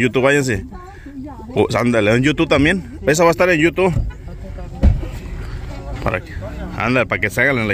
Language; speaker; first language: Spanish; native; Spanish